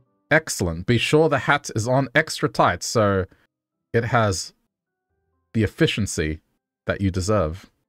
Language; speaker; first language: English; native; English